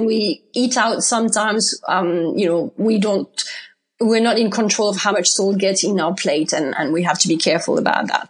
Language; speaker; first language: English; non-native, fluent; French